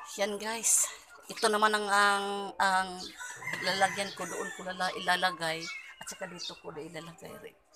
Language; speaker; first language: Filipino; non-native, local second language; Cebuano